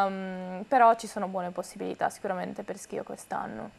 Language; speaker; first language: Italian; native; Italian